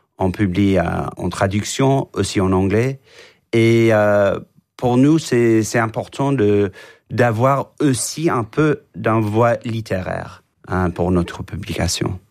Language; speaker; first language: French; non-native, fluent; English